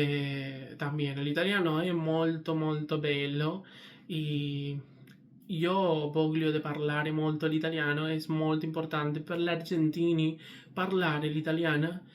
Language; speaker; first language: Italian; non-native, learner; Spanish